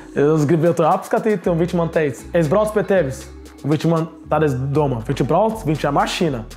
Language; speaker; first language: Latvian; non-native, learner; Portuguese